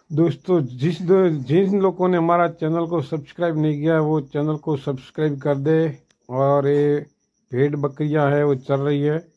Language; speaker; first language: Hindi; non-native, local second language; Gujarati